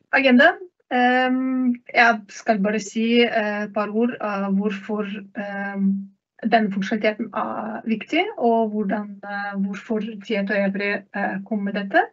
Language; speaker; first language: Norwegian; non-native, fluent; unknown